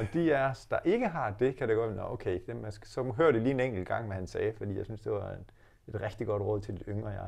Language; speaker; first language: Danish; native; Danish